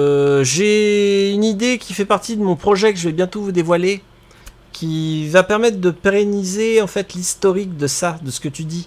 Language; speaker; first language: French; native; French